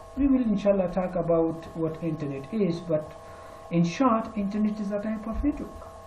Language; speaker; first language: English; non-native, fluent; Persian